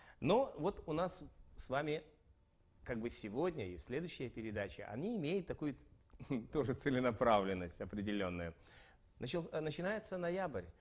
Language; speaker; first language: Russian; native; Russian